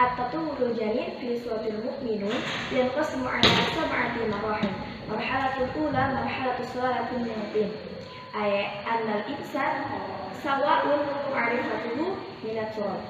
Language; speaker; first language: Arabic; non-native, learner; Indonesian